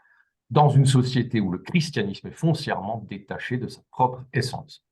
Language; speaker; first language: French; native; French